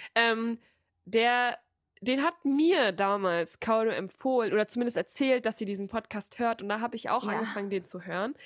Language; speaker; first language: German; native; German